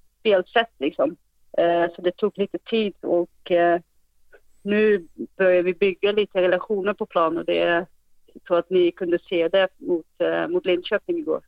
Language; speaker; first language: Swedish; non-native, fluent; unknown